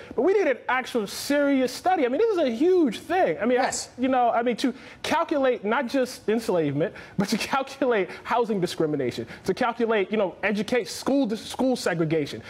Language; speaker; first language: English; native; English